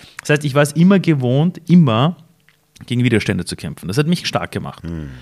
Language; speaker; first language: German; early bilingual, other home language; Persian